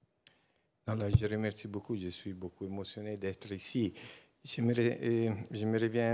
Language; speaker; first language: French; non-native, learner; Italian